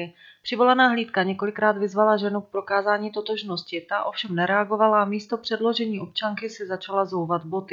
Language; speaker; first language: Czech; native; Czech